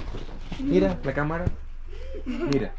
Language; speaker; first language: Spanish; non-native, learner; Greek